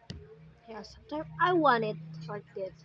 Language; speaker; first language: English; non-native, learner; Indonesian